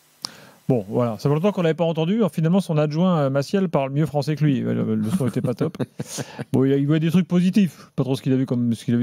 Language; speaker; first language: French; native; French